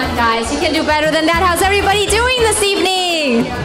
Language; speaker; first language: English; early bilingual, other home language; Spanish